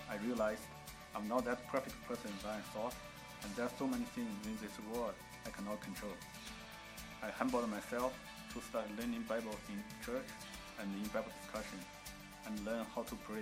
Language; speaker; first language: English; non-native, fluent; Chinese